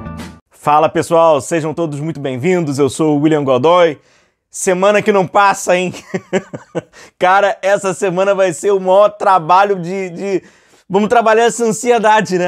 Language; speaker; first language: Portuguese; native; Portuguese